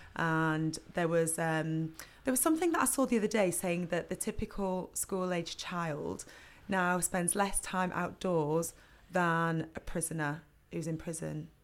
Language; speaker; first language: English; native; English